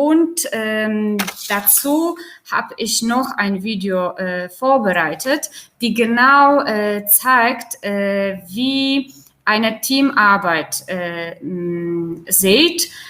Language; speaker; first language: German; non-native, fluent; Polish